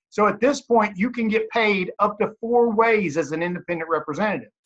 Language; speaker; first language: English; native; English